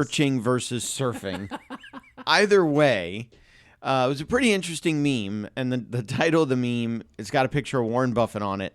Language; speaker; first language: English; native; English